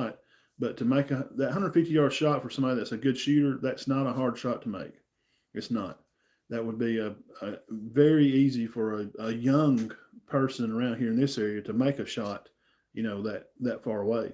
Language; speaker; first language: English; native; English